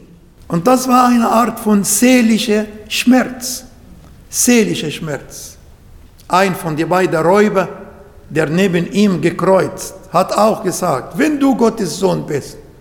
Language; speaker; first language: German; non-native, learner; Arabic